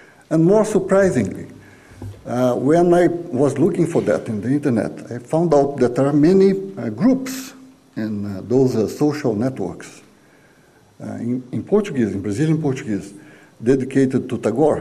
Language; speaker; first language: English; non-native, fluent; Portuguese